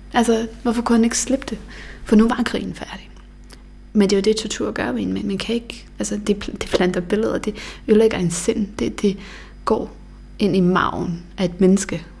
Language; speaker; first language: Danish; early bilingual, other home language; Bosnian